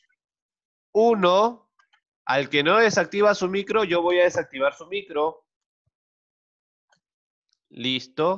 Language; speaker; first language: Spanish; native; Spanish